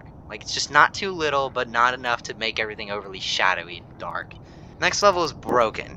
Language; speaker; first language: English; native; English